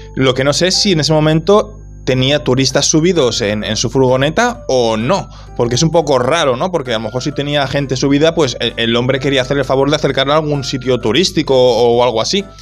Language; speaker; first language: Spanish; native; Spanish